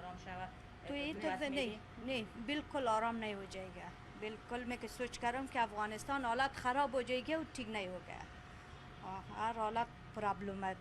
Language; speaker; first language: Hindi; non-native, learner; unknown